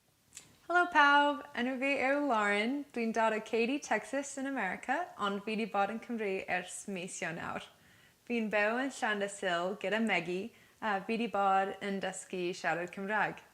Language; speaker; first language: Welsh; non-native, learner; English